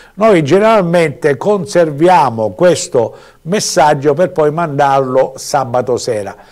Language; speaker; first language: Italian; native; Italian